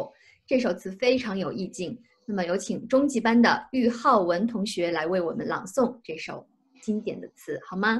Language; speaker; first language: Chinese; native; Chinese